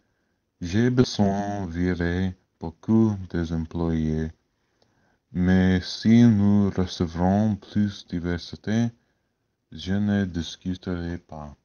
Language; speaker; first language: French; non-native, learner; English